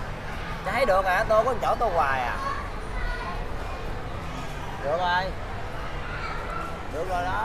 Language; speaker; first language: Vietnamese; native; Vietnamese